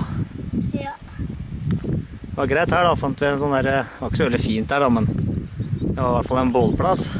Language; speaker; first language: Norwegian; native; Norwegian